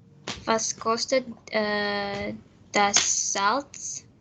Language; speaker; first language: German; non-native, learner; Indonesian